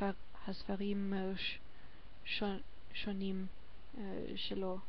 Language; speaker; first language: Hebrew; non-native, learner; German